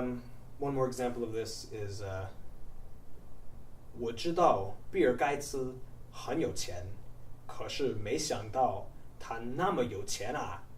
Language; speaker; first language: Chinese; non-native, fluent; English